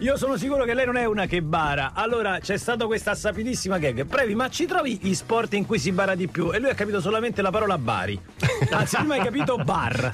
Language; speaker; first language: Italian; native; Italian